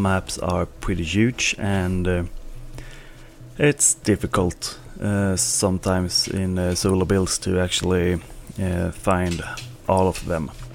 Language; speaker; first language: English; non-native, fluent; Swedish